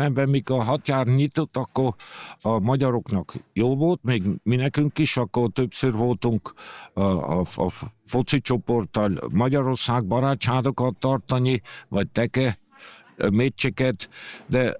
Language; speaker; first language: Hungarian; early bilingual, heritage; Hungarian